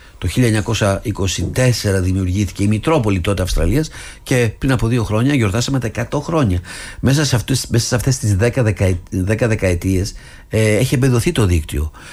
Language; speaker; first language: Greek; early bilingual, other home language; English